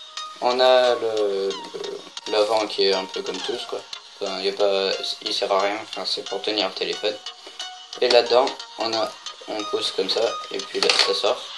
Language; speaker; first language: French; native; French